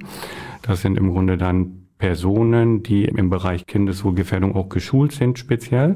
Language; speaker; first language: German; native; German